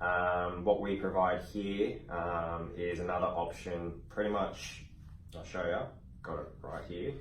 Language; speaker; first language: English; native; English